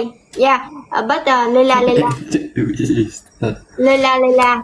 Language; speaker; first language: English; non-native, learner; Vietnamese